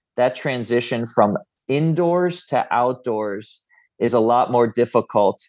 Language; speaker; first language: English; native; English